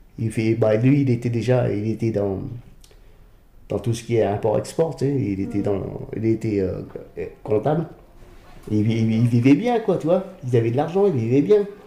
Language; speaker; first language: French; early bilingual, other home language; Vietnamese